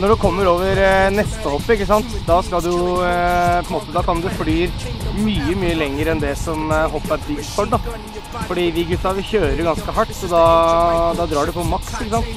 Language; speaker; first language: Norwegian; native; Norwegian